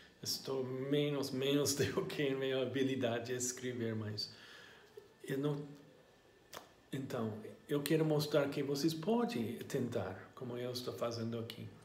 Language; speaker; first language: Portuguese; non-native, learner; English